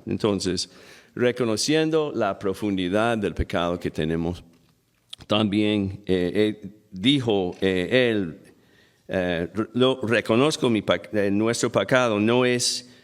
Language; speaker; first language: Spanish; non-native, fluent; English